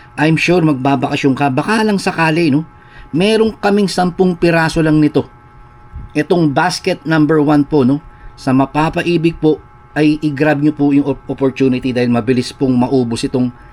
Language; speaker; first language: Filipino; non-native, local second language; Pampanga